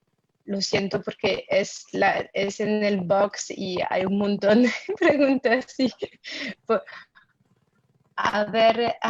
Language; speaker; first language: Spanish; non-native, fluent; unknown